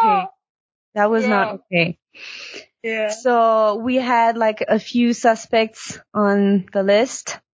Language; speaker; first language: English; early bilingual, heritage; Chinese